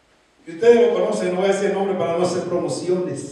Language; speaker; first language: Spanish; native; Spanish